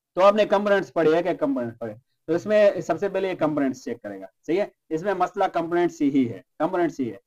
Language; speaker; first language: Urdu; non-native, local second language; Pashto